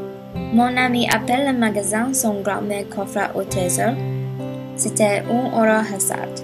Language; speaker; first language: French; non-native, learner; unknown